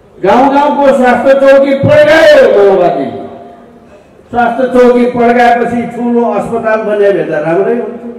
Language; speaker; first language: Nepali; non-native, local second language; Newari